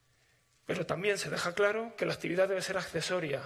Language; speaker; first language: Spanish; native; Spanish